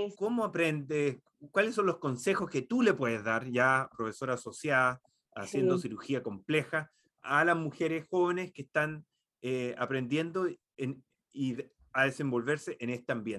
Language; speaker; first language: Spanish; native; Spanish